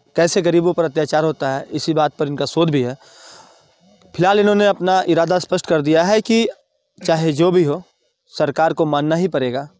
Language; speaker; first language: Hindi; native; Hindi